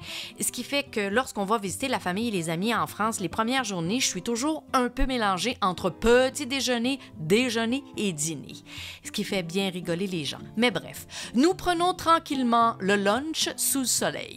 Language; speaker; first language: French; native; French